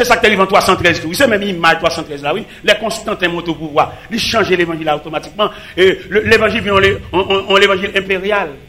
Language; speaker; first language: French; non-native, local second language; Haitian Creole